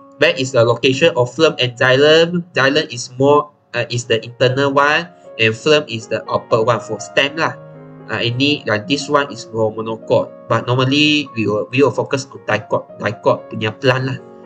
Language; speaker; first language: English; non-native, local second language; Chinese